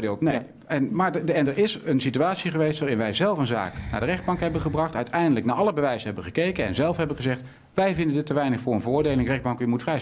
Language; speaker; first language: Dutch; native; Dutch